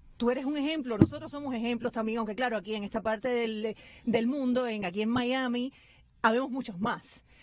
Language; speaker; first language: Spanish; native; Spanish